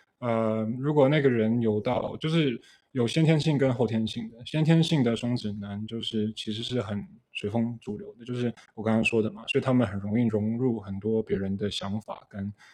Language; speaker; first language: Chinese; early bilingual, heritage; Chinese